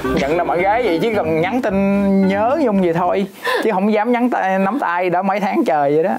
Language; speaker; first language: Vietnamese; native; Vietnamese